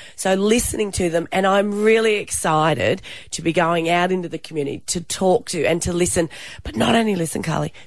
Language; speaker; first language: English; native; English